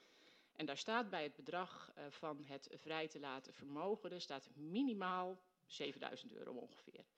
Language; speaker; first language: Dutch; native; Dutch